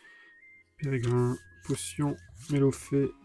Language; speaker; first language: French; native; French